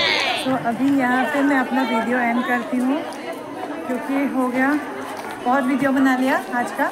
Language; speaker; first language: Hindi; non-native, local second language; Assamese